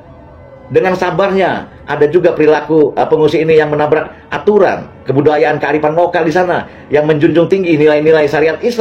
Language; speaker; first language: Indonesian; native; Indonesian